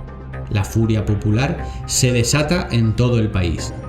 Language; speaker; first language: Spanish; native; Spanish